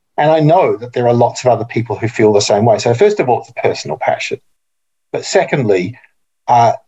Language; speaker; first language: English; native; English